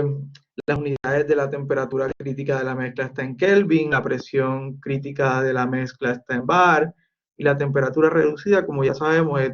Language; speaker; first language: Spanish; native; Spanish